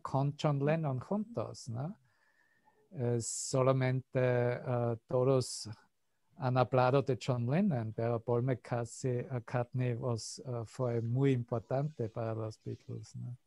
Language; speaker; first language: Spanish; non-native, fluent; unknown